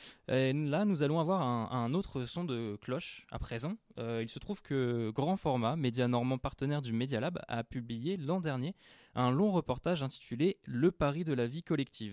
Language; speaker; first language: French; native; French